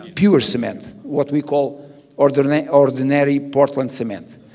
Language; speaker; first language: English; non-native, fluent; Portuguese